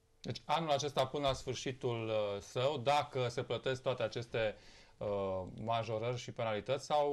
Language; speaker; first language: Romanian; native; Romanian